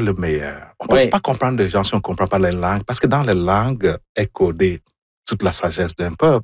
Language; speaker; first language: French; non-native, fluent; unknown